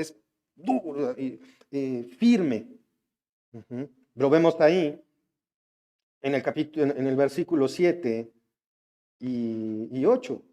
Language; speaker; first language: Spanish; native; Spanish